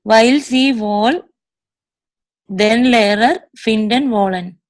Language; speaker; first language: German; non-native, learner; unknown